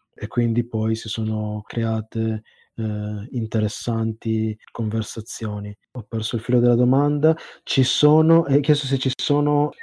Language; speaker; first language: Italian; early bilingual, other home language; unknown